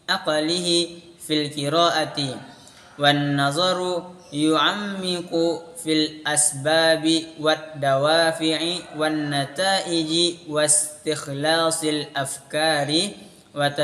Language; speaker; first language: Arabic; non-native, learner; Indonesian